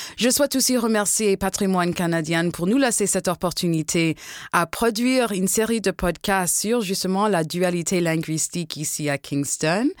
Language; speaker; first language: French; non-native, local second language; English